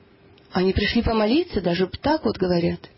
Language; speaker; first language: Russian; native; Russian